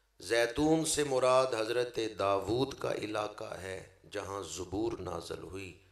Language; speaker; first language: Urdu; non-native, local second language; Punjabi